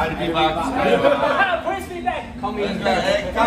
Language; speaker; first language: English; non-native, learner; Japanese